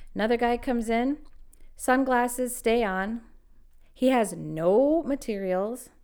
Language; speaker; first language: English; native; English